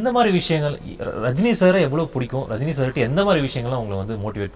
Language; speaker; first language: Tamil; native; Tamil